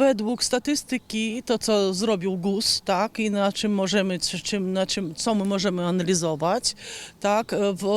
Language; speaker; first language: Polish; non-native, fluent; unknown